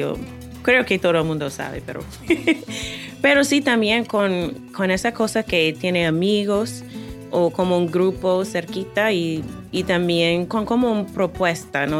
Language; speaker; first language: Spanish; non-native, fluent; English